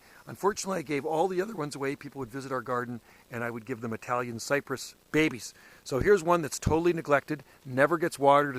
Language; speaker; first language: English; native; English